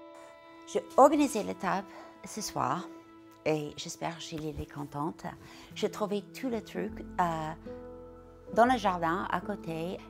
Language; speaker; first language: French; non-native, learner; English